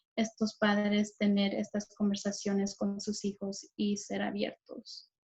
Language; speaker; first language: Spanish; early bilingual, heritage; Spanish